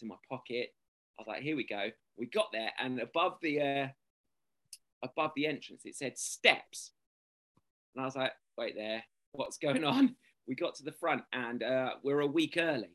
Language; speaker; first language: English; native; English